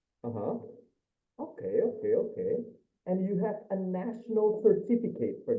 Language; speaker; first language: English; non-native, fluent; Indonesian